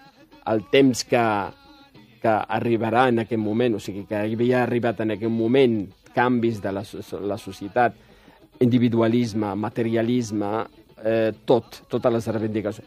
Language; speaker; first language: Catalan; non-native, fluent; Riffian